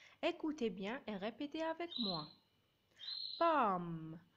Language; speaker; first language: French; non-native, local second language; Arabic